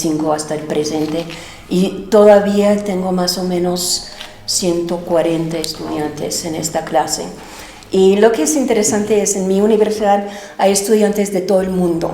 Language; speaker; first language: Spanish; non-native, fluent; English